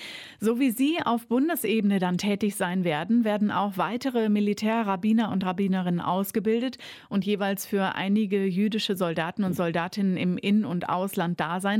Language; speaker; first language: German; native; German